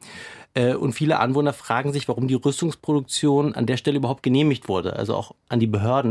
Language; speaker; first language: German; native; German